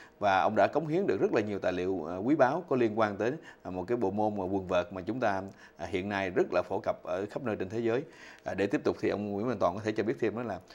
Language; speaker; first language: Vietnamese; native; Vietnamese